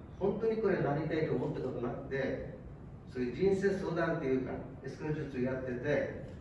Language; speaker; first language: Japanese; non-native, fluent; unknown